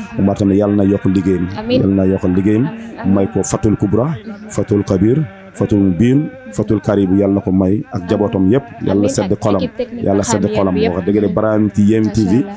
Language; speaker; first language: Wolof; non-native, fluent; Bambara